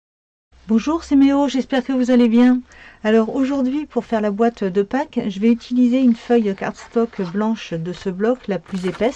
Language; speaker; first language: French; native; French